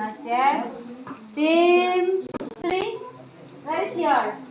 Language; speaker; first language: English; non-native, learner; Indonesian